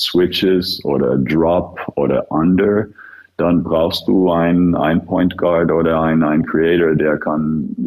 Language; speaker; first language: German; non-native, fluent; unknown